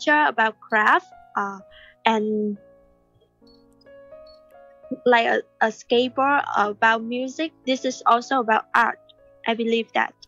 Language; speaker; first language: English; non-native, learner; Vietnamese